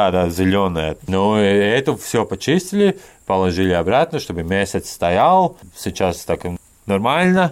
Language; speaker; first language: Russian; non-native, learner; Latvian